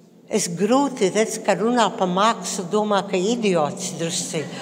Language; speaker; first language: Latvian; early bilingual, heritage; Latvian